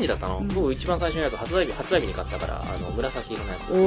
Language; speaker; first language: Japanese; native; Japanese